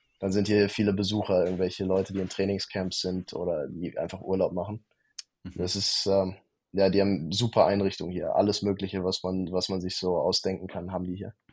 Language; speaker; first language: German; native; German